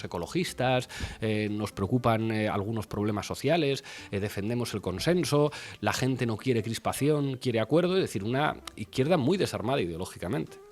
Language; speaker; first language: Spanish; native; Spanish